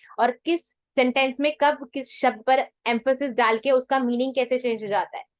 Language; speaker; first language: Hindi; non-native, local second language; Punjabi